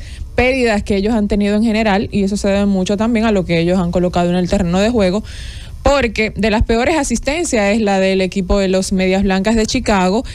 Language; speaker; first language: Spanish; native; Spanish